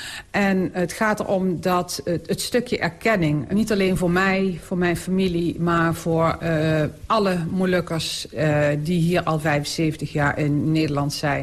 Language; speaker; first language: Dutch; early bilingual, other home language; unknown